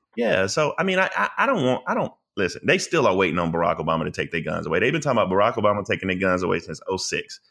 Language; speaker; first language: English; native; English